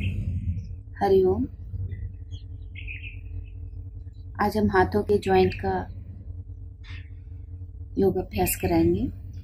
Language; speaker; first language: Hindi; native; Hindi